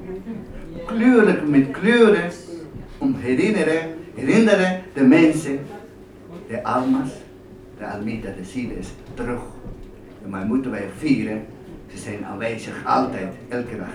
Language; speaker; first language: Dutch; non-native, learner; Spanish